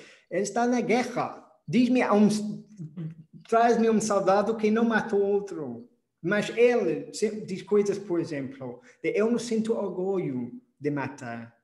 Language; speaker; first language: Portuguese; non-native, fluent; English